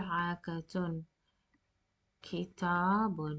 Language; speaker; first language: Arabic; non-native, fluent; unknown